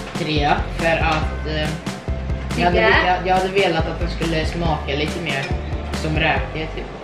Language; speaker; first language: Swedish; early bilingual, heritage; Swedish